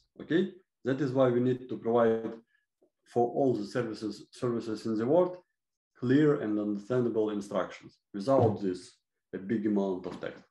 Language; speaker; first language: English; non-native, fluent; Ukrainian